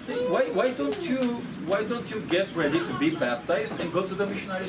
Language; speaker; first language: English; non-native, fluent; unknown